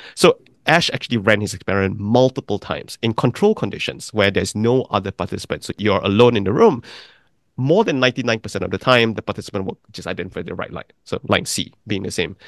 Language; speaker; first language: English; non-native, local second language; Chinese